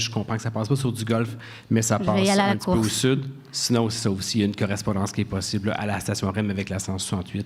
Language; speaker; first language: French; native; French